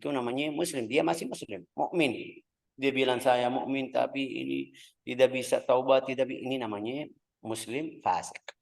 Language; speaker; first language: Indonesian; non-native, fluent; Arabic